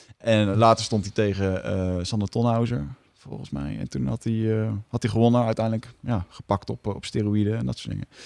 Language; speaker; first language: Dutch; native; Dutch